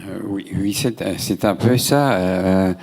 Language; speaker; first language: French; non-native, local second language; German